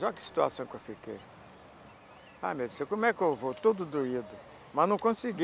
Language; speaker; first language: Portuguese; native; Portuguese